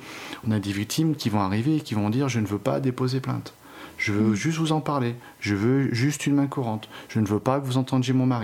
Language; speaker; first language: French; native; French